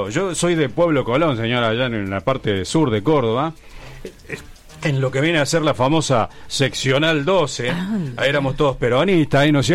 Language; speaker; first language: Spanish; native; Spanish